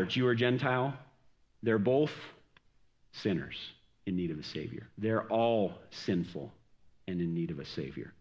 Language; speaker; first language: English; native; English